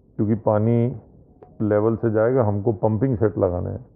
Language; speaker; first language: Hindi; native; Hindi